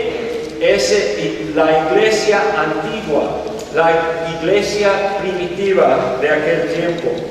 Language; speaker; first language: Spanish; non-native, fluent; English